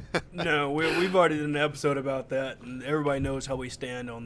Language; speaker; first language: English; native; English